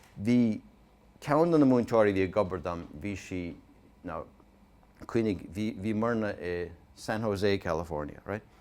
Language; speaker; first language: Irish; native; Irish